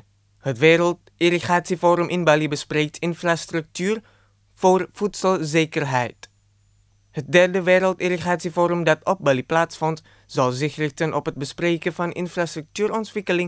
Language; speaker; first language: Dutch; non-native, fluent; Indonesian